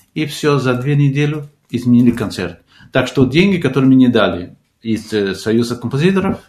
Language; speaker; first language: Russian; non-native, fluent; Spanish